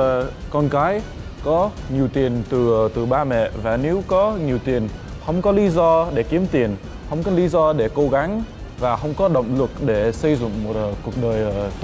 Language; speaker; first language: Vietnamese; non-native, fluent; English